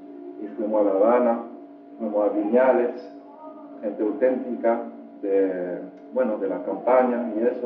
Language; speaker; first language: Spanish; non-native, fluent; French